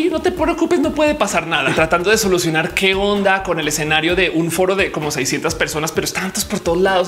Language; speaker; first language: Spanish; native; Spanish